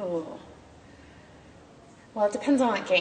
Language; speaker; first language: English; native; English